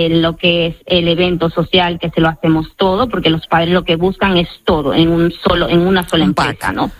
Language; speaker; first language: Spanish; native; Spanish